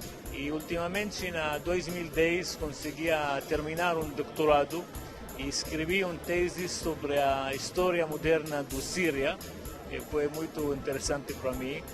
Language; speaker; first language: Portuguese; non-native, fluent; Arabic